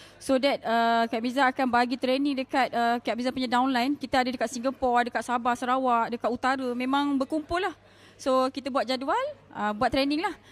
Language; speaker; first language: Malay; native; Malay